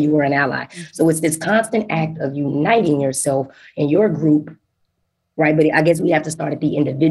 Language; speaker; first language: English; native; English